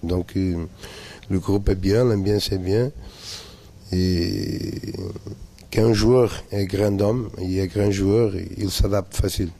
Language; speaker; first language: French; non-native, learner; Portuguese